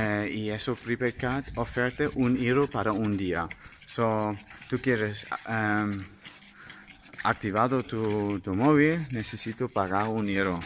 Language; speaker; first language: Spanish; non-native, learner; German